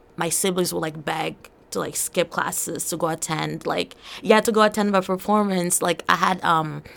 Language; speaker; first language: English; early bilingual, other home language; Portuguese